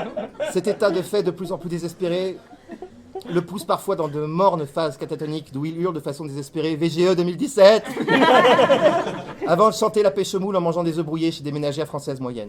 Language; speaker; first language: French; native; French